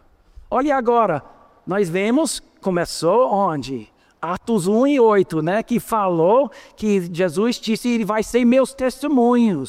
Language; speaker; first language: Portuguese; non-native, fluent; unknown